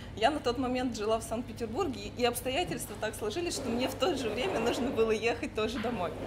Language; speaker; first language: Russian; native; Russian